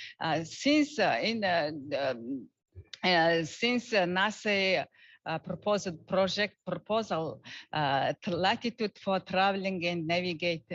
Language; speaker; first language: English; non-native, learner; Mongolian